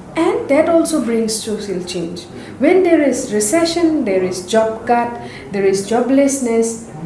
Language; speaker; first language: English; non-native, local second language; Assamese